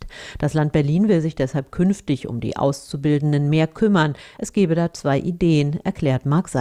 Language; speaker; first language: German; native; German